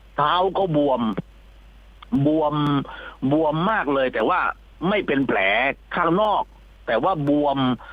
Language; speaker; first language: Thai; native; Thai